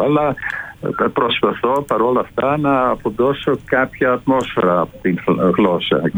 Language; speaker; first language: Greek; non-native, fluent; Dutch